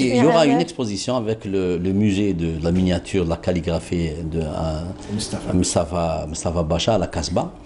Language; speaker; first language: French; non-native, local second language; Arabic